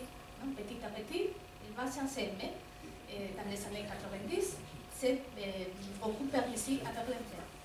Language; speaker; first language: French; non-native, fluent; Spanish